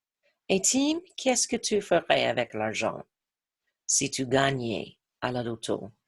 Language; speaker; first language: French; non-native, fluent; English